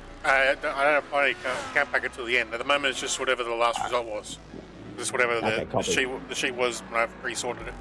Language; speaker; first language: English; native; English